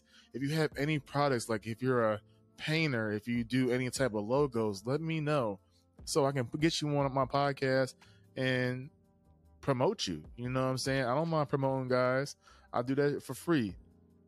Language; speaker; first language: English; native; English